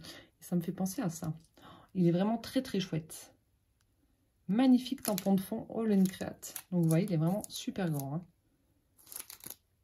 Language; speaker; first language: French; native; French